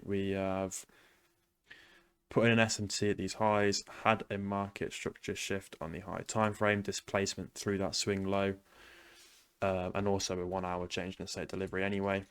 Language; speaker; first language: English; native; English